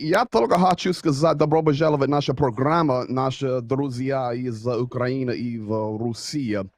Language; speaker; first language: Russian; non-native, learner; English